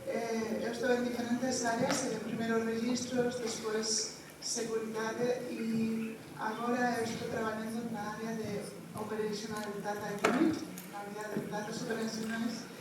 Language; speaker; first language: Portuguese; non-native, fluent; Spanish